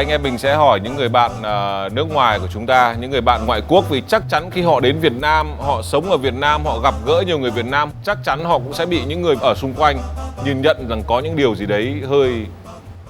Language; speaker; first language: Vietnamese; native; Vietnamese